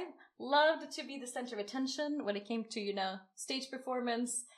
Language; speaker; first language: English; non-native, fluent; Swedish